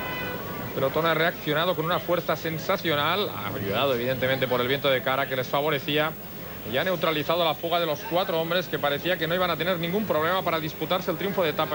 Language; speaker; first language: Spanish; native; Spanish